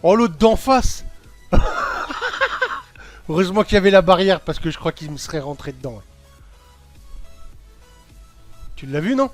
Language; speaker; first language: French; native; French